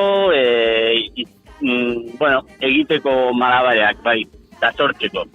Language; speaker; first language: Basque; non-native, local second language; Spanish